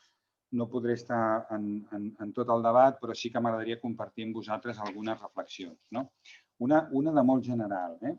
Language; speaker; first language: Catalan; native; Catalan